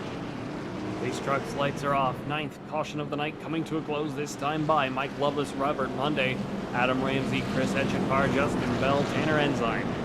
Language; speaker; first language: English; native; English